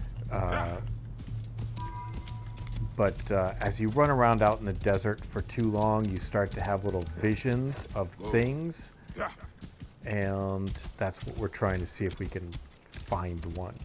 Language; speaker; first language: English; native; English